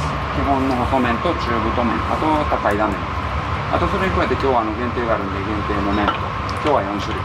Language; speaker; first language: Japanese; native; Japanese